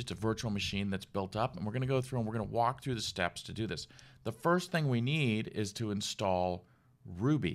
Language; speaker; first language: English; native; English